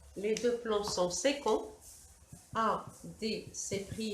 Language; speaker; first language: French; non-native, local second language; Arabic